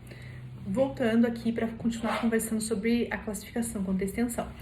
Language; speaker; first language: Portuguese; native; Portuguese